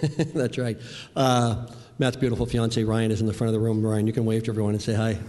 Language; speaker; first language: English; native; English